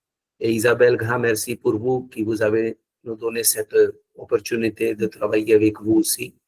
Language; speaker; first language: French; non-native, fluent; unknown